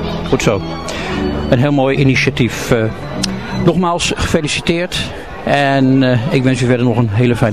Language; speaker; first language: Dutch; native; Dutch